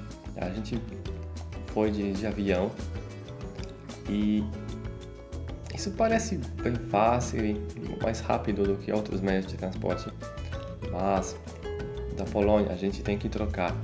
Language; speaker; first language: Portuguese; non-native, fluent; Polish